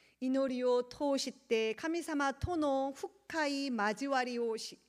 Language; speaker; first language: Japanese; non-native, learner; Korean